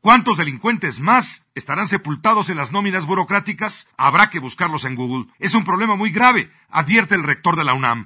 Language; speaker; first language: Spanish; native; Spanish